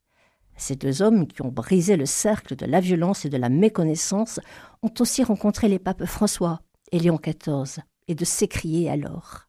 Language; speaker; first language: French; native; French